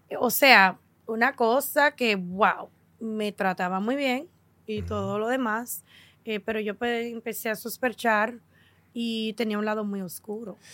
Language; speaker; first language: Spanish; early bilingual, heritage; Spanish